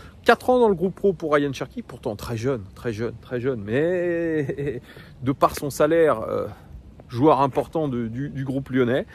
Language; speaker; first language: French; native; French